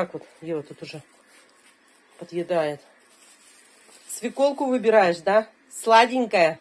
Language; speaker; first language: Russian; native; Russian